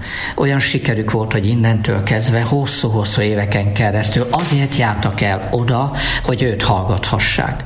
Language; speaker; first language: Hungarian; native; Hungarian